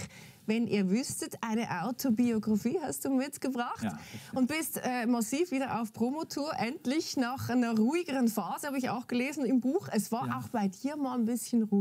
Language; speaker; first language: German; native; German